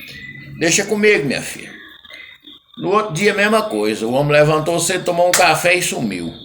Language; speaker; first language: Portuguese; native; Portuguese